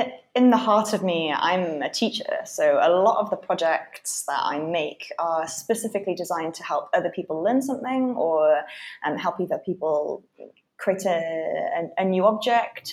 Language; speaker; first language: English; native; English